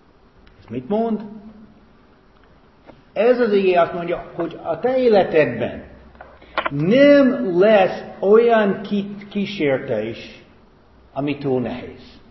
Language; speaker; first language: Hungarian; non-native, fluent; English